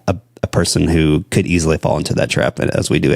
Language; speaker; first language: English; native; English